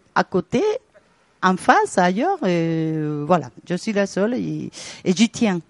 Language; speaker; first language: French; non-native, fluent; Spanish